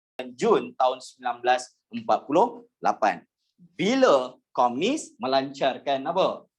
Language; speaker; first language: Malay; native; Malay